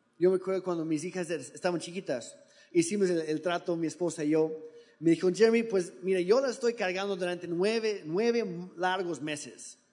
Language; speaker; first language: Spanish; non-native, fluent; English